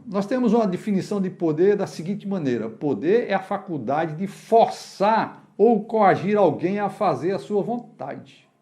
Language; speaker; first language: Portuguese; native; Portuguese